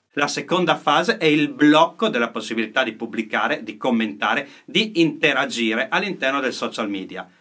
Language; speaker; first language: Italian; native; Italian